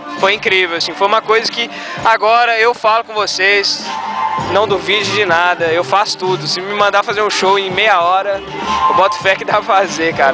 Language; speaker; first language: Portuguese; native; Portuguese